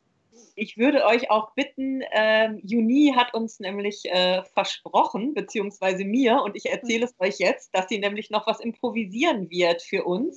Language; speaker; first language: German; native; German